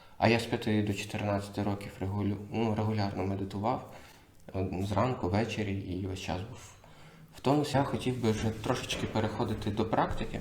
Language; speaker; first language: Ukrainian; native; Ukrainian